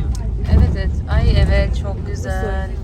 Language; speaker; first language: Turkish; non-native, fluent; Albanian